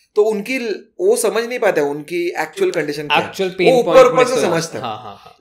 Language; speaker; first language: Hindi; non-native, local second language; Marathi